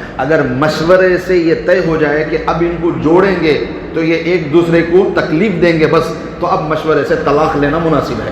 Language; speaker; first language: Urdu; native; Urdu